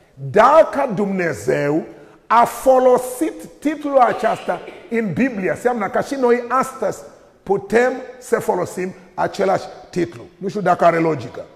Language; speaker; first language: Romanian; non-native, learner; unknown